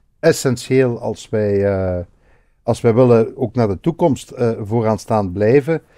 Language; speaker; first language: Dutch; native; Dutch